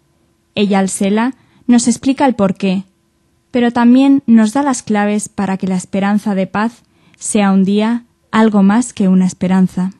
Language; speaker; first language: Spanish; native; Spanish